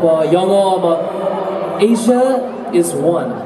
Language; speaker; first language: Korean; non-native, fluent; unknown